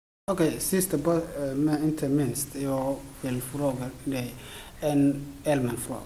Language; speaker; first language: Swedish; non-native, fluent; Somali